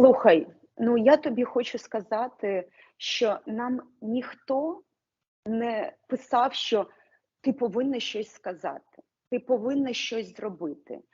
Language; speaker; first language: Ukrainian; non-native, local second language; Russian